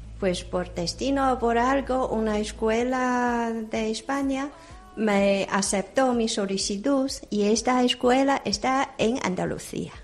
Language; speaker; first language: Spanish; non-native, fluent; Chinese